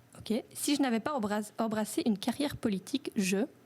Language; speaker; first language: French; native; French